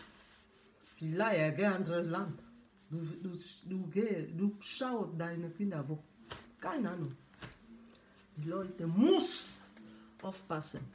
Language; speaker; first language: German; non-native, learner; French